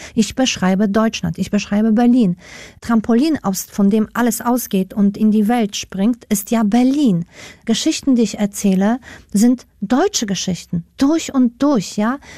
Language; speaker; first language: German; non-native, fluent; Polish